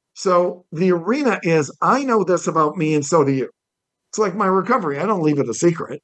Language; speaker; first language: English; native; English